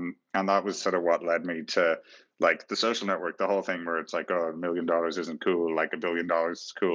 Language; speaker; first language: English; native; English